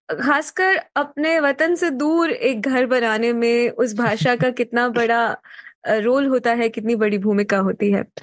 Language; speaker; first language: Hindi; native; Hindi